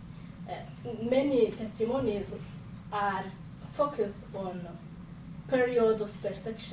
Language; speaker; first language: English; non-native, local second language; Kinyarwanda